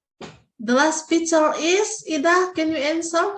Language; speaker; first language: English; non-native, learner; Indonesian